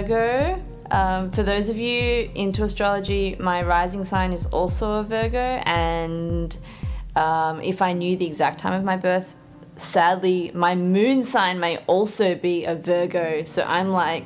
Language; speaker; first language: English; native; English